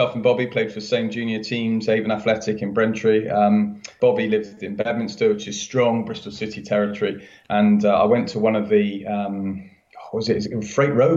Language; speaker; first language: English; native; English